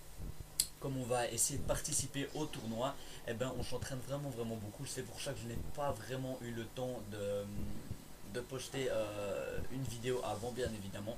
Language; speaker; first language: French; native; French